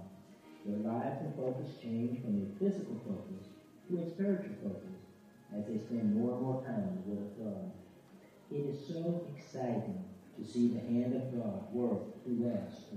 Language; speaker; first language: English; native; English